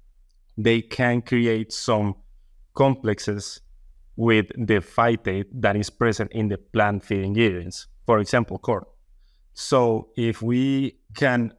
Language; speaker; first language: English; non-native, fluent; Spanish